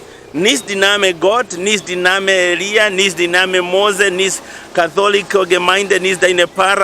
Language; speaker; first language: German; non-native, learner; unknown